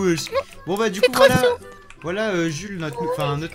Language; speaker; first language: French; native; French